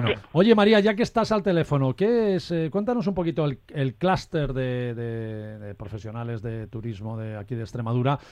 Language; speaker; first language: Spanish; native; Spanish